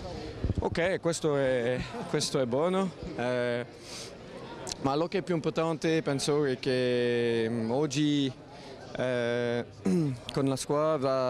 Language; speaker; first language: Italian; non-native, learner; French